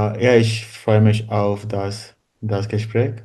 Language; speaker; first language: German; non-native, learner; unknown